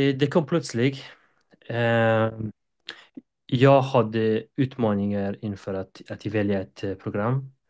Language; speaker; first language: Swedish; non-native, fluent; Persian